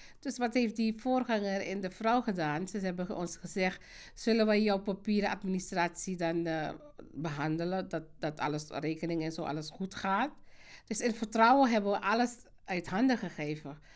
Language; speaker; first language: Dutch; non-native, fluent; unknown